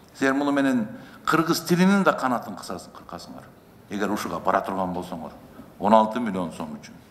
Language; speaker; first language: Kyrgyz; native; Kyrgyz